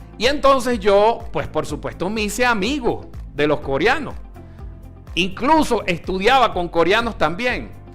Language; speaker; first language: Spanish; early bilingual, other home language; Italian